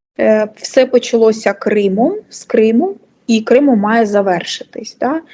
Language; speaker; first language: Ukrainian; non-native, local second language; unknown